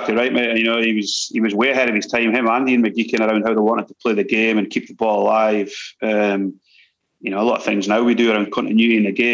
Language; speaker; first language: English; native; English